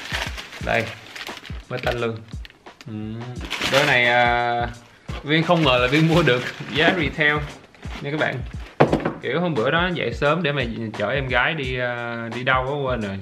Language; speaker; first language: Vietnamese; early bilingual, heritage; Vietnamese